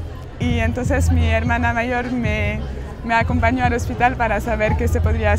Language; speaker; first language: Spanish; non-native, fluent; French